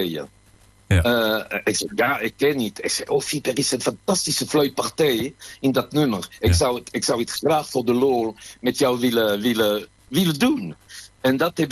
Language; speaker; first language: Dutch; non-native, fluent; French